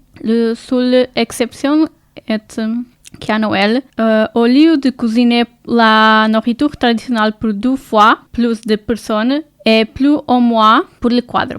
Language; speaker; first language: French; non-native, learner; Portuguese